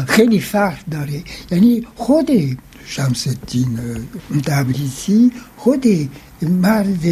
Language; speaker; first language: Persian; non-native, fluent; French